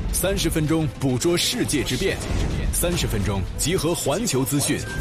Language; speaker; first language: Chinese; native; Chinese